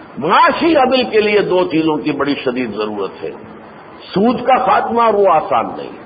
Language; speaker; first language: Urdu; native; Urdu